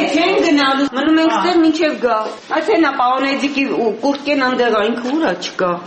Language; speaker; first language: Armenian; native; Armenian